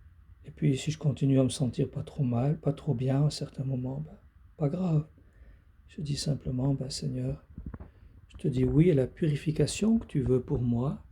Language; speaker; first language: French; native; French